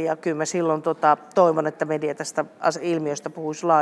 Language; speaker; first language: Finnish; native; Finnish